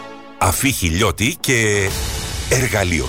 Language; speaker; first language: Greek; native; Greek